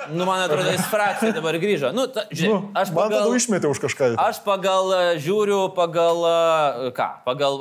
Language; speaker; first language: Lithuanian; native; Lithuanian